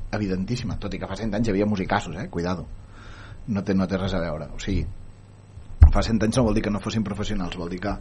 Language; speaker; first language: Catalan; native; Catalan